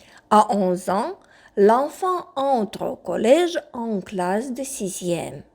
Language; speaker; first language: French; non-native, fluent; Ukrainian